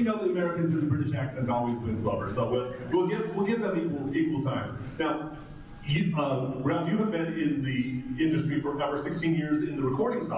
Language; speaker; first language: English; native; English